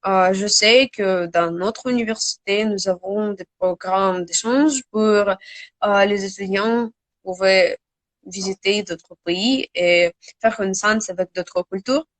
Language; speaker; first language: French; non-native, learner; Russian